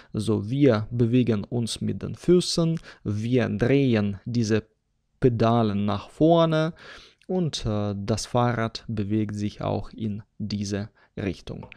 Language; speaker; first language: German; non-native, fluent; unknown